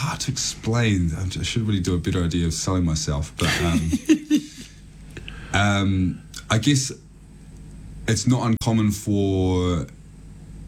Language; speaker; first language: English; native; English